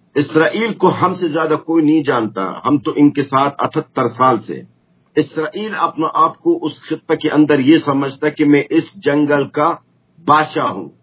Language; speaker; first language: Urdu; non-native, fluent; Arabic